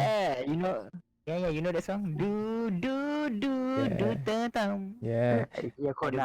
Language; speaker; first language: English; non-native, learner; Thai